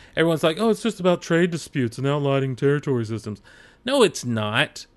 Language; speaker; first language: English; native; English